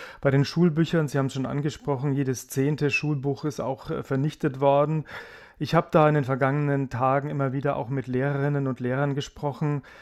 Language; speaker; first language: German; native; German